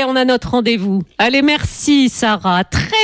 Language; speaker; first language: French; native; French